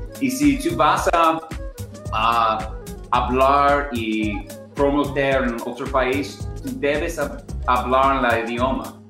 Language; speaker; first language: Spanish; non-native, learner; English